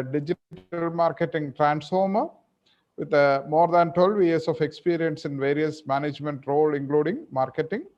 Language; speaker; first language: English; non-native, local second language; Malayalam